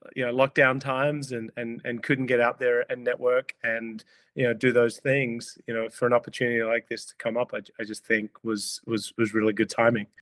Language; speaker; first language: English; native; English